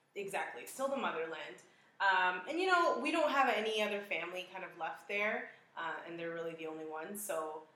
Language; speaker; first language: English; early bilingual, other home language; Urdu